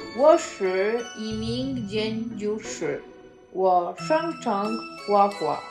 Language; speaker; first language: Chinese; non-native, learner; Polish